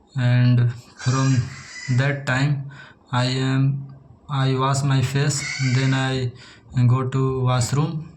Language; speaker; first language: English; non-native, learner; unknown